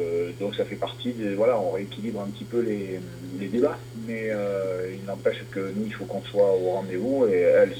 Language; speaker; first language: French; native; French